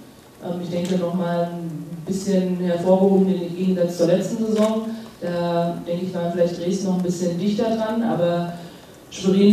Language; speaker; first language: German; native; German